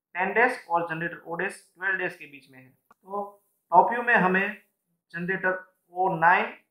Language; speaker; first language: Hindi; non-native, local second language; Gujarati